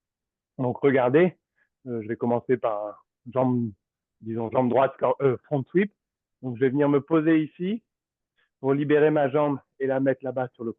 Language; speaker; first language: French; native; French